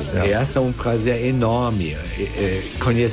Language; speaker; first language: Portuguese; non-native, fluent; German